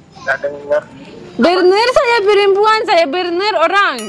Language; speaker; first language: Indonesian; non-native, learner; Russian